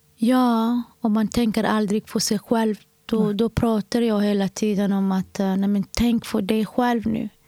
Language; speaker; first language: Swedish; non-native, fluent; Somali